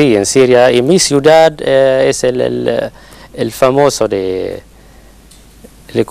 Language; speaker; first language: Spanish; non-native, learner; Arabic